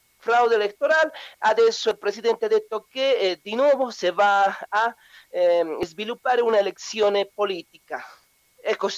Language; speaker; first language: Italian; non-native, learner; Spanish